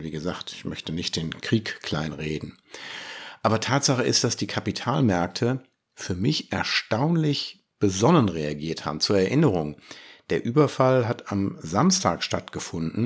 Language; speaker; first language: German; native; German